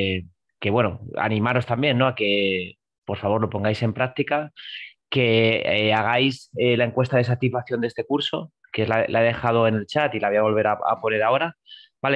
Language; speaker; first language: Spanish; native; Spanish